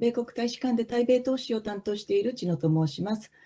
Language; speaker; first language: Japanese; native; Japanese